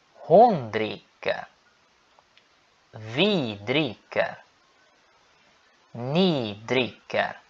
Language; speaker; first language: Swedish; non-native, learner; Portuguese